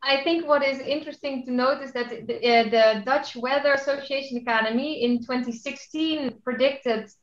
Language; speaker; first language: English; non-native, fluent; Dutch